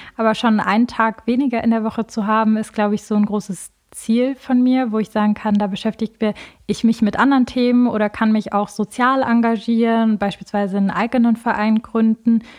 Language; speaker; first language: German; early bilingual, other home language; Albanian